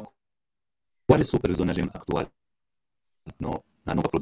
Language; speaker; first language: Portuguese; non-native, learner; Arabic